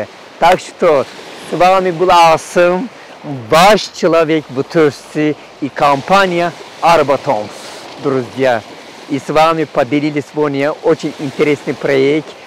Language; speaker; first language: Russian; non-native, learner; Turkish